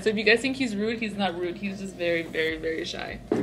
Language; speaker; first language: English; early bilingual, other home language; Spanish